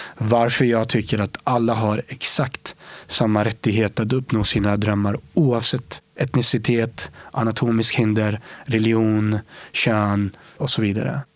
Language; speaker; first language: Swedish; early bilingual, other home language; Romany